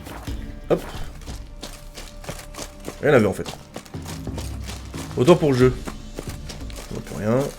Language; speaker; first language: French; native; French